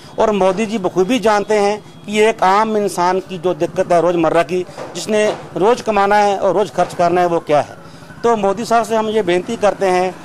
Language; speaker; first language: Hindi; non-native, local second language; Punjabi